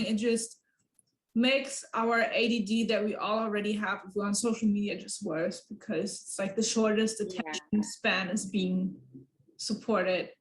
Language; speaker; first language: English; non-native, fluent; German